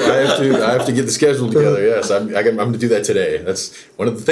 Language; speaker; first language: English; native; English